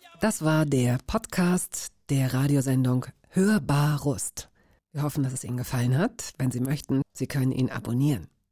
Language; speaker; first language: German; native; German